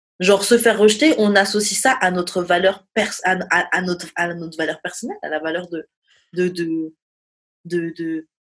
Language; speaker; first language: French; native; French